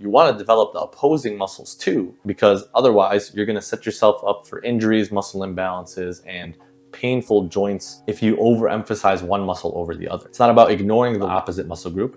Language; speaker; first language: English; native; English